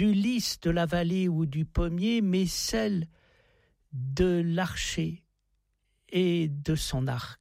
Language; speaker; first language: French; native; French